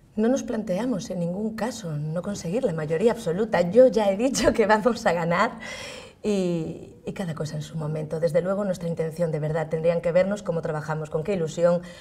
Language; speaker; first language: Spanish; native; Spanish